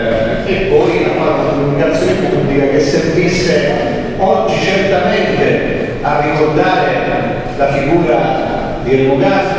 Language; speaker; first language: Italian; native; Italian